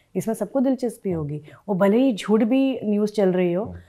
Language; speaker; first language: Hindi; native; Hindi